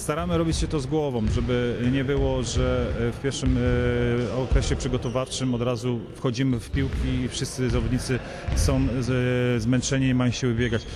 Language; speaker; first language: Polish; native; Polish